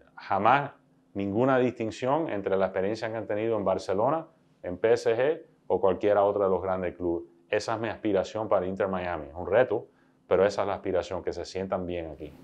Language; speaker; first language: Spanish; early bilingual, heritage; Spanish